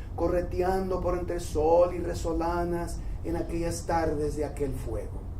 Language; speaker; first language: Spanish; early bilingual, heritage; Spanish